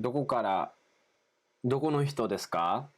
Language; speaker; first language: Japanese; non-native, fluent; English